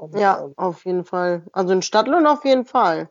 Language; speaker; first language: German; native; German